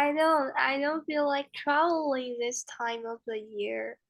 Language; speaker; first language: English; non-native, learner; Chinese